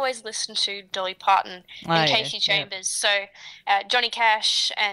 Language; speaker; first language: English; native; English